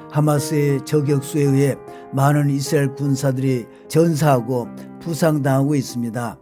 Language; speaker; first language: Korean; native; Korean